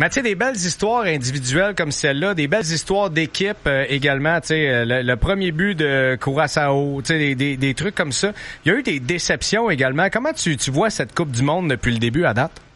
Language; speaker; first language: French; native; French